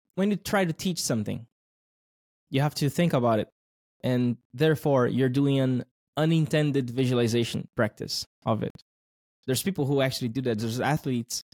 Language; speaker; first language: English; non-native, fluent; Portuguese